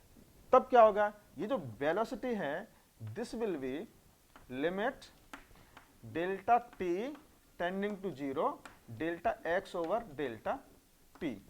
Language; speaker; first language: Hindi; native; Hindi